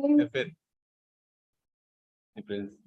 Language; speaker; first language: English; non-native, learner; Indonesian